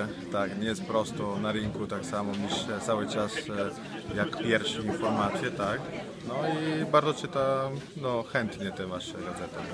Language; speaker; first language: Polish; non-native, fluent; Italian